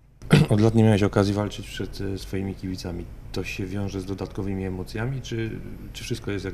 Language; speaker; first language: Polish; native; Polish